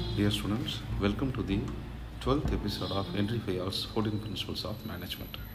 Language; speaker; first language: English; non-native, local second language; Tamil